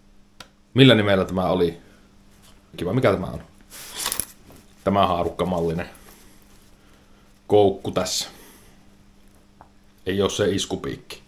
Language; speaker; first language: Finnish; native; Finnish